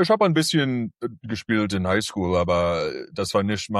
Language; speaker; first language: German; early bilingual, heritage; English